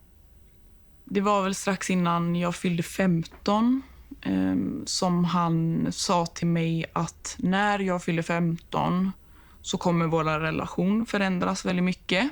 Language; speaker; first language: Swedish; native; Swedish